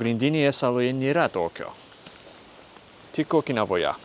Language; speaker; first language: Lithuanian; non-native, fluent; Japanese